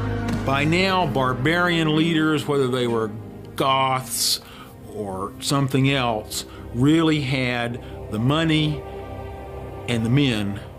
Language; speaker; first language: English; native; English